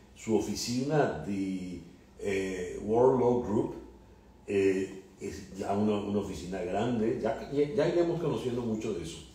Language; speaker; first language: Spanish; native; Spanish